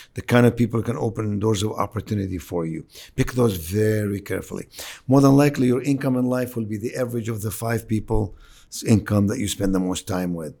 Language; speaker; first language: English; non-native, fluent; Arabic